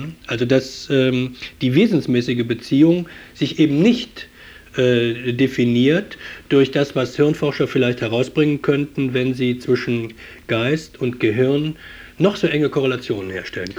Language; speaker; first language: German; native; German